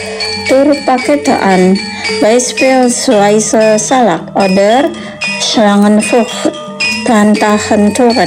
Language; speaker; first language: German; non-native, learner; Indonesian